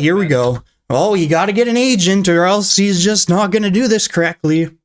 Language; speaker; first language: English; native; English